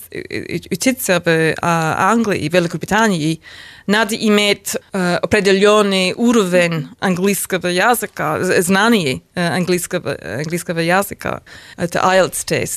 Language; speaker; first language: Russian; non-native, learner; English